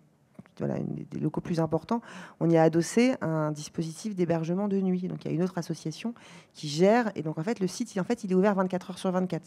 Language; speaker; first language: French; native; French